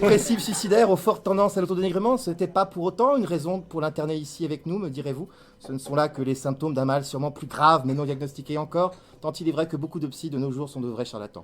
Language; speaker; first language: French; native; French